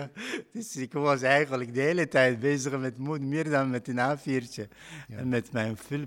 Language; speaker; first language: Dutch; non-native, fluent; Arabic